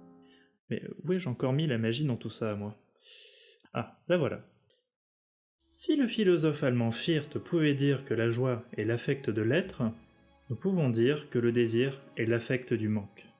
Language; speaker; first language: French; native; French